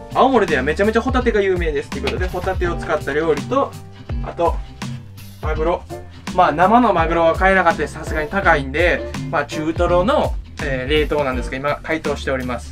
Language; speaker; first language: Japanese; native; Japanese